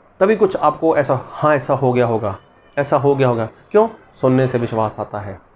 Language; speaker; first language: Hindi; non-native, local second language; Punjabi